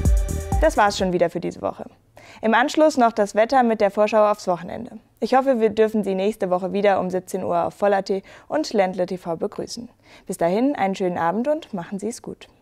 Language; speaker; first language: German; native; German